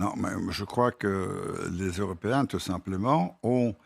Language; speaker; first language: French; non-native, fluent; Russian